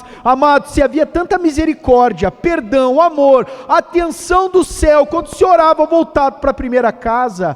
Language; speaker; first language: Portuguese; native; Portuguese